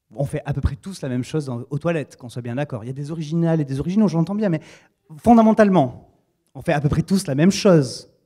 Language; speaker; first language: French; native; French